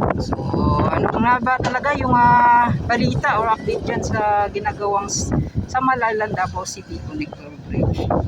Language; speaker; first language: Filipino; native; Filipino